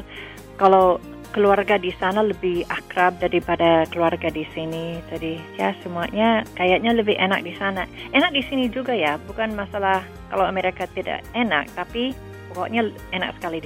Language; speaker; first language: Indonesian; non-native, fluent; English